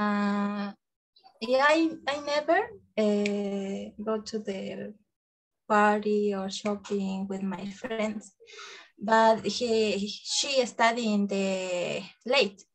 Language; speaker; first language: English; non-native, learner; Spanish